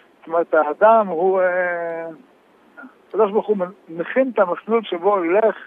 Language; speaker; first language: Hebrew; native; Hebrew